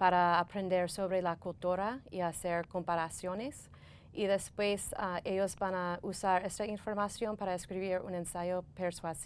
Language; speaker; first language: Spanish; non-native, fluent; English